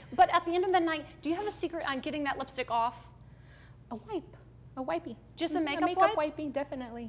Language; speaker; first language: English; native; English